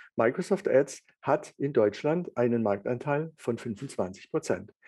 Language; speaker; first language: German; native; German